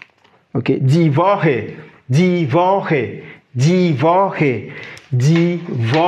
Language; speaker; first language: German; non-native, fluent; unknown